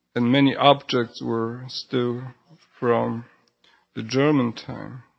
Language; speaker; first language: English; non-native, fluent; Polish